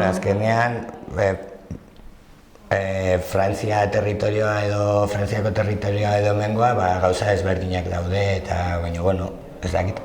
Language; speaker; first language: Basque; non-native, local second language; Spanish